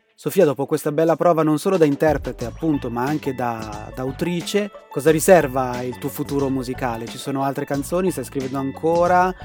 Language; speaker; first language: Italian; native; Italian